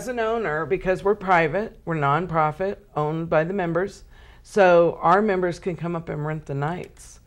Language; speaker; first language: English; native; English